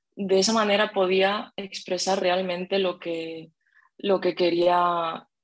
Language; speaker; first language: Spanish; native; Spanish